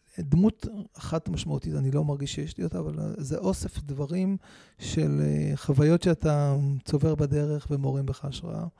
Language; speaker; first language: Hebrew; native; Hebrew